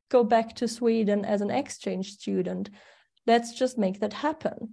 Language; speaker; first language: English; non-native, fluent; German